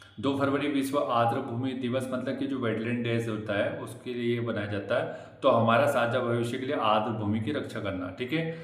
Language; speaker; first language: Hindi; native; Hindi